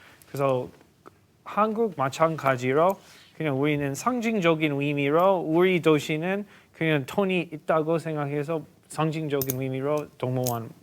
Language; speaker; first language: Korean; non-native, fluent; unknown